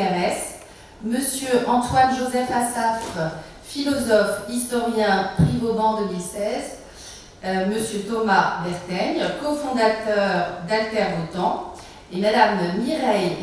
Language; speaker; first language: French; native; French